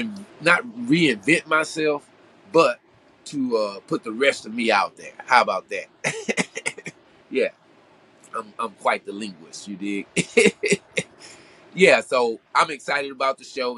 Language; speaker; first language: English; native; English